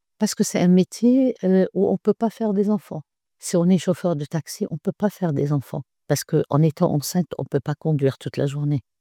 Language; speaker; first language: French; non-native, local second language; Arabic